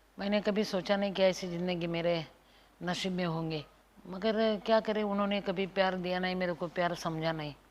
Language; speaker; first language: Hindi; non-native, local second language; Marathi